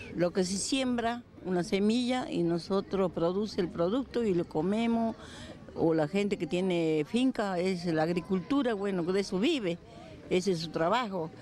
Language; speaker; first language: Spanish; native; Spanish